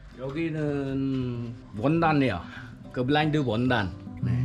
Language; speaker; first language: Korean; non-native, learner; Khmer